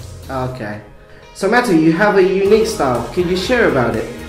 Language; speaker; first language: English; non-native, fluent; Indonesian